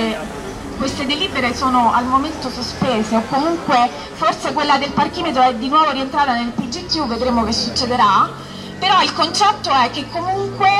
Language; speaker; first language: Italian; native; Italian